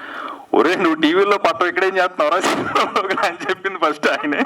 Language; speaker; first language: Telugu; native; Telugu